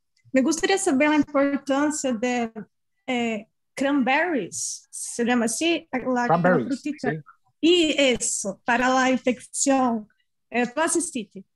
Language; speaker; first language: Spanish; non-native, learner; Portuguese